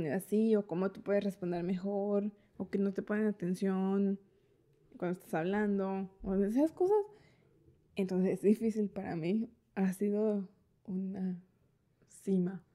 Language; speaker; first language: Spanish; native; Spanish